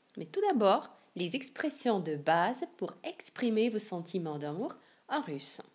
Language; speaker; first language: French; non-native, fluent; Russian